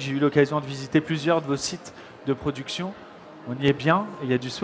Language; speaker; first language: French; native; French